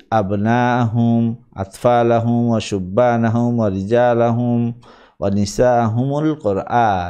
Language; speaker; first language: Arabic; non-native, fluent; Bangla